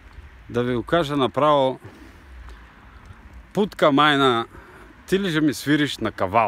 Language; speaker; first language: Bulgarian; native; Bulgarian